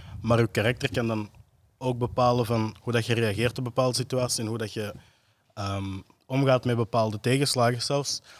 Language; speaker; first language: Dutch; native; Dutch